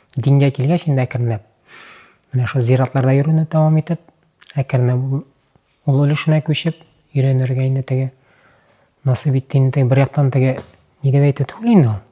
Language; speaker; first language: Tatar; early bilingual, other home language; Uzbek